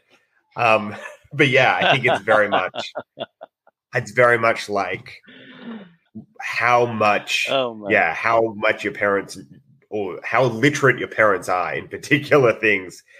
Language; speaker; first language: English; native; English